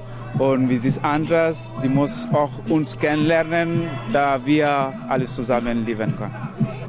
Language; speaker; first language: German; non-native, learner; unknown